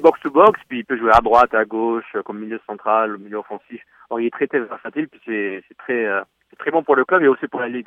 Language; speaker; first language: French; native; French